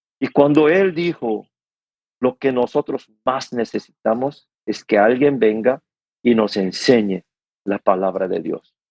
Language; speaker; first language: Spanish; non-native, fluent; Korean